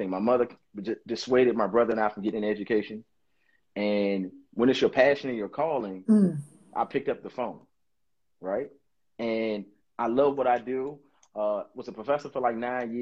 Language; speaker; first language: English; native; English